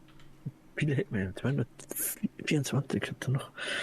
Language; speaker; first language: German; native; German